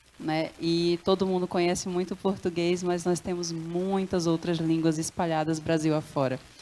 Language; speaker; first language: Portuguese; non-native, local second language; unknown